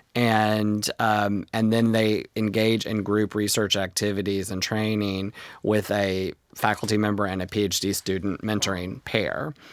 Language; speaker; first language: English; native; English